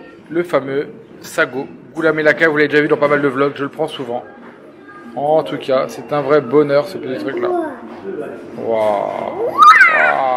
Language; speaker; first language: French; native; French